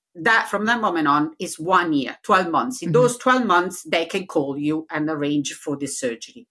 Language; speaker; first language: English; non-native, learner; Italian